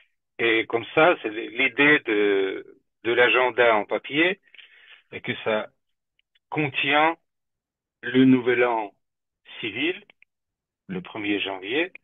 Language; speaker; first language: French; non-native, fluent; Russian